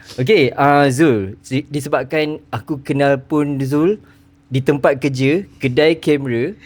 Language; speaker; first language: Malay; native; Malay